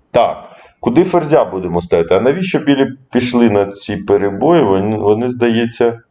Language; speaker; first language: Ukrainian; non-native, local second language; Russian